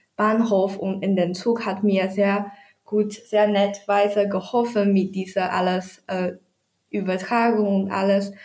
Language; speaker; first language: German; non-native, learner; Chinese